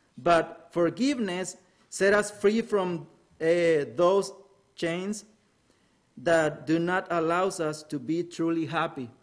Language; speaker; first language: English; non-native, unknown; Spanish